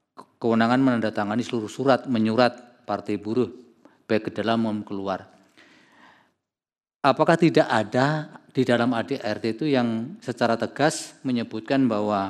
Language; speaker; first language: Indonesian; native; Indonesian